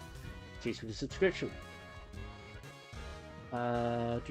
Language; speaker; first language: English; native; English